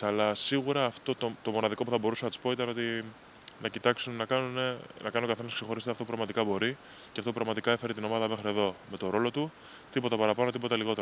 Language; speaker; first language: Greek; native; Greek